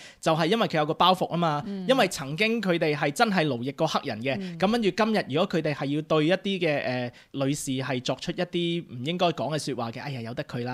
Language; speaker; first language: Cantonese; native; Cantonese